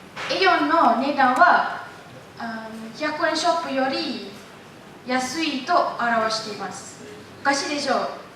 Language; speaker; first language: Japanese; non-native, learner; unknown